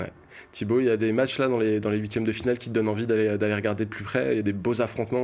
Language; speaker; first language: French; native; French